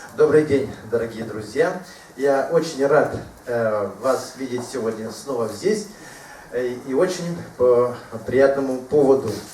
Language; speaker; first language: Russian; non-native, local second language; Udmurt